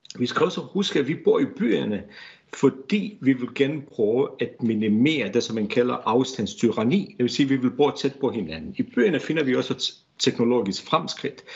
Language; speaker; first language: Danish; non-native, fluent; Bosnian